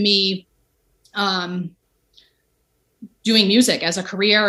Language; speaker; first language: English; native; English